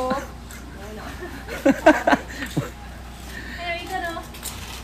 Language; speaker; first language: Chinese; non-native, learner; Lao